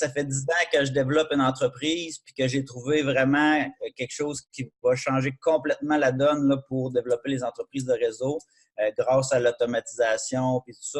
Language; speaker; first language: French; native; French